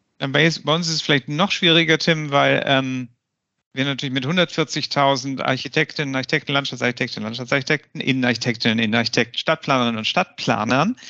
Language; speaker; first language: German; native; German